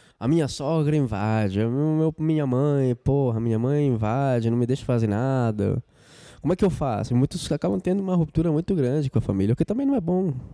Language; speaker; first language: Portuguese; non-native, fluent; Spanish